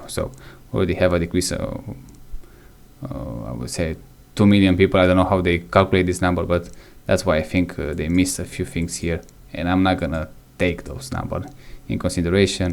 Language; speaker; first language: English; non-native, fluent; Romanian